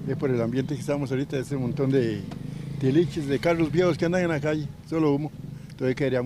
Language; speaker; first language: Spanish; native; Spanish